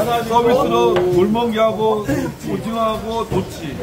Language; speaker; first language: Korean; native; Korean